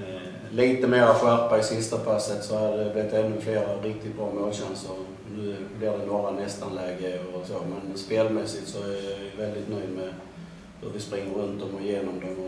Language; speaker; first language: Swedish; native; Swedish